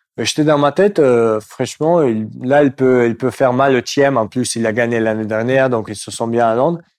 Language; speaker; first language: French; non-native, fluent; Russian